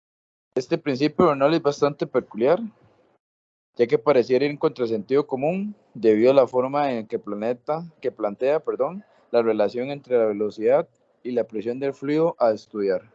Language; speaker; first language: Spanish; native; Spanish